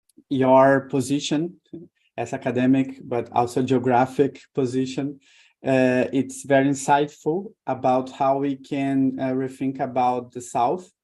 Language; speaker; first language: English; non-native, fluent; Portuguese